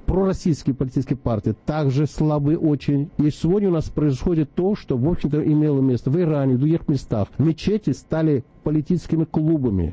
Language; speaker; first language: Russian; non-native, local second language; Azerbaijani